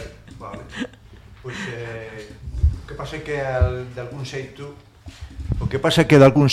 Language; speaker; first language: Galician; non-native, local second language; Spanish